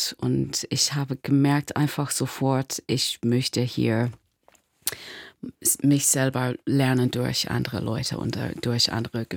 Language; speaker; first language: German; non-native, learner; English